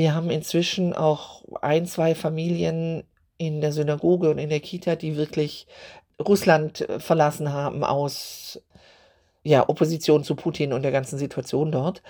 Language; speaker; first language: German; native; German